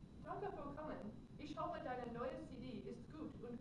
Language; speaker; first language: German; non-native, learner; English